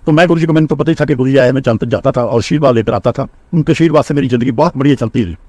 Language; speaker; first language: Hindi; non-native, local second language; Punjabi